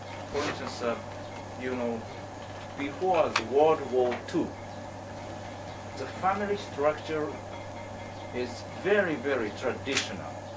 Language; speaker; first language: English; non-native, fluent; Japanese